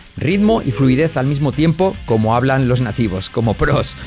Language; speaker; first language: Spanish; native; Spanish